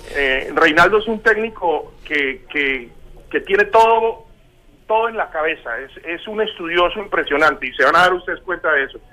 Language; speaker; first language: Spanish; native; Spanish